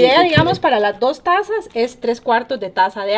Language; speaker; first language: Spanish; native; Spanish